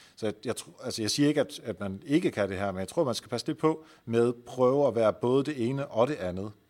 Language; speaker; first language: Danish; non-native, fluent; Dutch